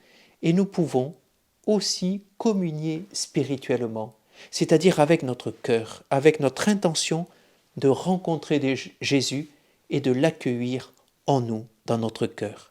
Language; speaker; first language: French; native; French